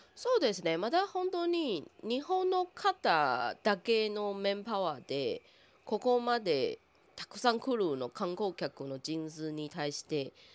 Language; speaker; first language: Japanese; non-native, fluent; Chinese